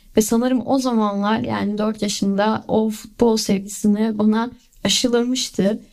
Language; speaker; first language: Turkish; early bilingual, heritage; Turkish